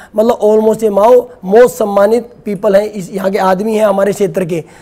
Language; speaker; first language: Hindi; native; Hindi